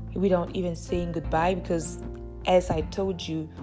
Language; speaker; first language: English; early bilingual, other home language; Lingala